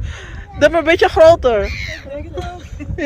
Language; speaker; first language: Dutch; non-native, fluent; Cebuano